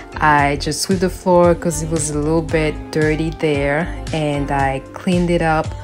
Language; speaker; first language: English; non-native, fluent; French